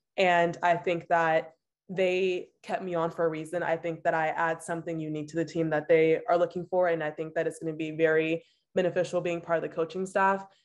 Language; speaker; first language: English; native; English